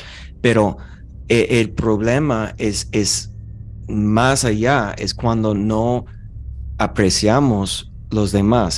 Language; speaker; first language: Spanish; non-native, fluent; English